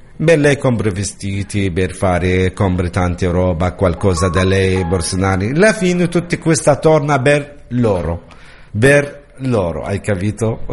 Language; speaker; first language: Italian; non-native, learner; Arabic